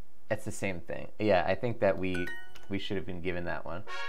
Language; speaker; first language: English; native; English